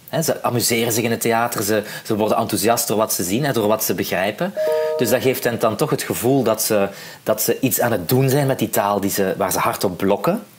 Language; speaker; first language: Dutch; native; Dutch